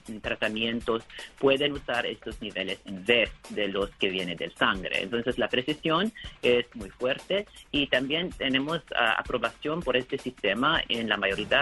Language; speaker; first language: Spanish; non-native, learner; English